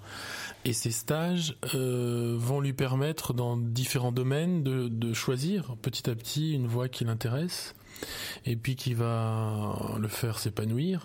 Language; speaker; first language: French; native; French